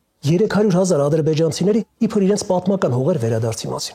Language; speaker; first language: Armenian; native; Armenian